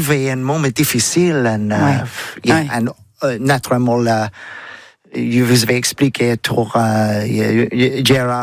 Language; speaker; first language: French; non-native, learner; English